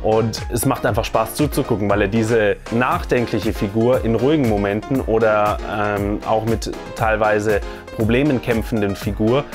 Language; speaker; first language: German; native; German